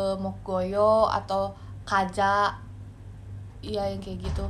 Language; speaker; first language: Indonesian; native; Indonesian